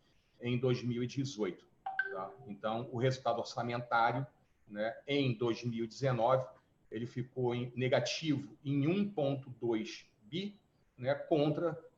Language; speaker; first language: Portuguese; native; Portuguese